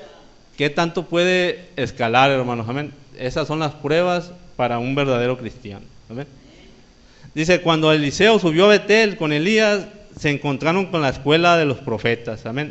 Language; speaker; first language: Spanish; native; Spanish